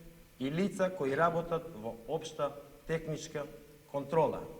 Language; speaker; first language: Macedonian; native; Macedonian